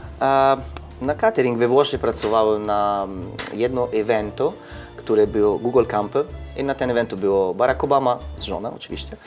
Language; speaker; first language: Polish; non-native, learner; Italian